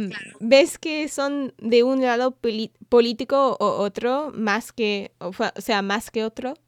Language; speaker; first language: Spanish; non-native, fluent; English